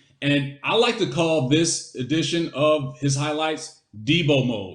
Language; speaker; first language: English; native; English